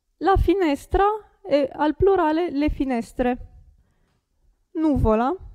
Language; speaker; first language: Italian; non-native, fluent; Romanian